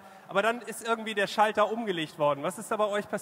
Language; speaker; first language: German; native; German